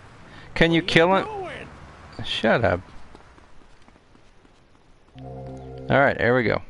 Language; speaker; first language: English; native; English